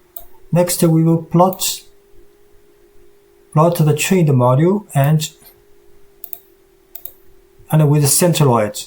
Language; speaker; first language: English; non-native, fluent; Chinese